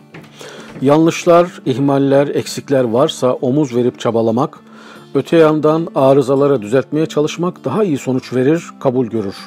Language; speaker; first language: Turkish; native; Turkish